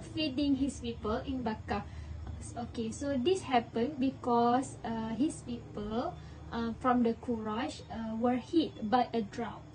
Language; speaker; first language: English; non-native, local second language; Malay